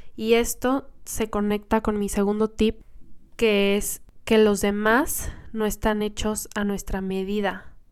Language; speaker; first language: Spanish; native; Spanish